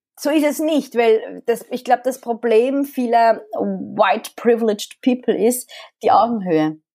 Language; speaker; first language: German; early bilingual, other home language; Arabic